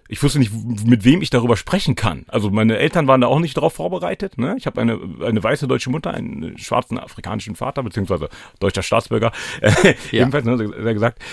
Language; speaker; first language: German; native; German